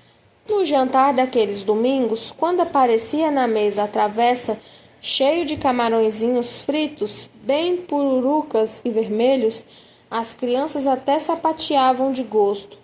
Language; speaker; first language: Portuguese; native; Portuguese